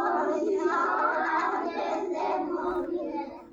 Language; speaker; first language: Spanish; non-native, fluent; English